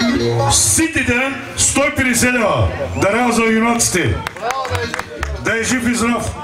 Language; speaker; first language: Bulgarian; non-native, local second language; Turkish